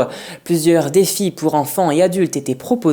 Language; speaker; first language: French; native; French